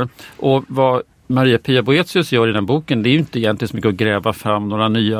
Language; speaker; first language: Swedish; native; Swedish